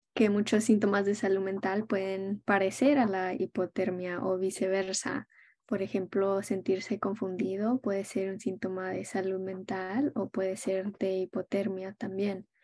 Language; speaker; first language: Spanish; early bilingual, heritage; Spanish